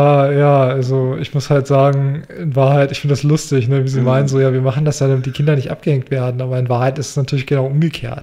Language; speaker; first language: German; native; German